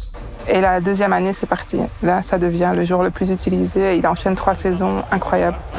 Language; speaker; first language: French; native; French